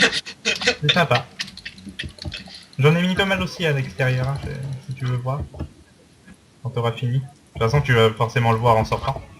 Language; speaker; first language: French; native; French